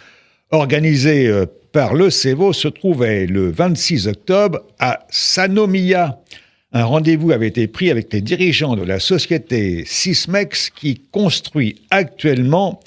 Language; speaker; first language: French; native; French